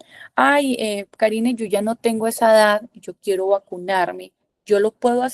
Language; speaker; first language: Spanish; native; Spanish